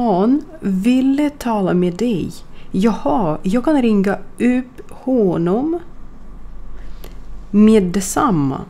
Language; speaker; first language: Swedish; non-native, fluent; Ukrainian